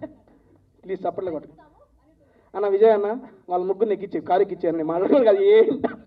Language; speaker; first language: Telugu; native; Telugu